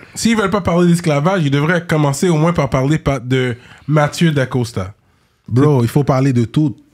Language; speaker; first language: French; early bilingual, other home language; Haitian Creole